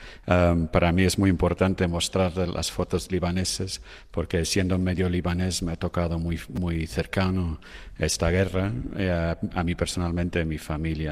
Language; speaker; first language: Spanish; non-native, fluent; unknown